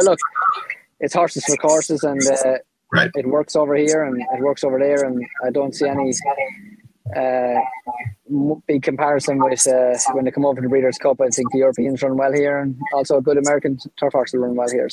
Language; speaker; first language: English; native; English